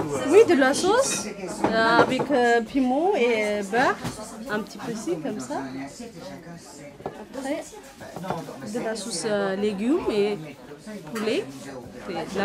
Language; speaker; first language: French; non-native, learner; Amharic